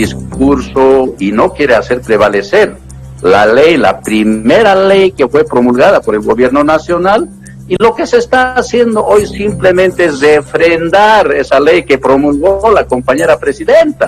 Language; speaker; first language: Spanish; native; Spanish